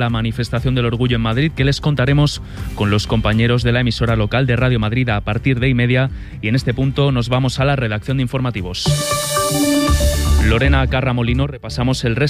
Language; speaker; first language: Spanish; native; Spanish